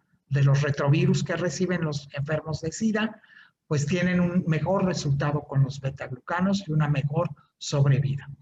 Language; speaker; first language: Spanish; native; Spanish